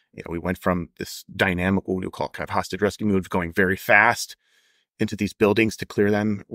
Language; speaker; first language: English; native; English